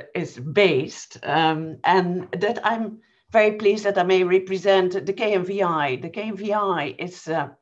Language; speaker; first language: English; non-native, fluent; Dutch